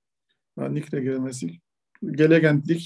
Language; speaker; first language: German; non-native, learner; Turkish